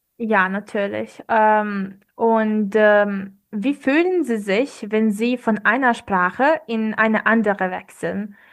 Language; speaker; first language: German; non-native, fluent; Serbian